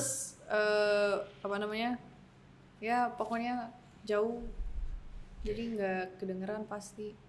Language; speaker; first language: Indonesian; early bilingual, heritage; English